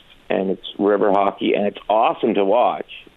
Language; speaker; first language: English; native; English